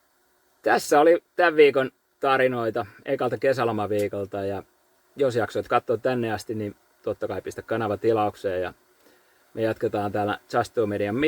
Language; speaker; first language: Finnish; native; Finnish